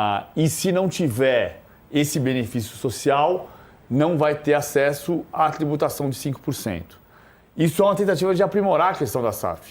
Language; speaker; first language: Portuguese; native; Portuguese